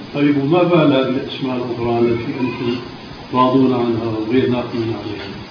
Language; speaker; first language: Arabic; early bilingual, other home language; Albanian